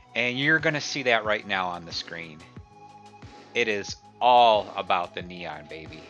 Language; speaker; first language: English; native; English